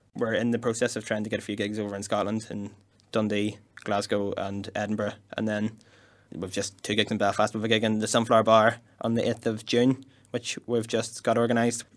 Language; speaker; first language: English; native; English